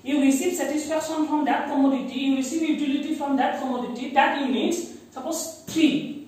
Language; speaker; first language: English; non-native, local second language; Assamese